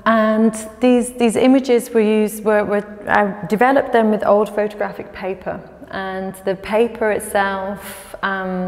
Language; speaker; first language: English; native; English